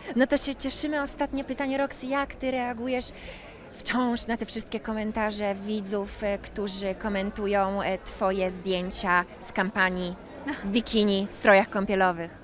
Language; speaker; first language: Polish; native; Polish